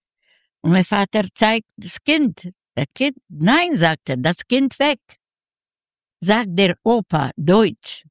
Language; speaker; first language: German; non-native, learner; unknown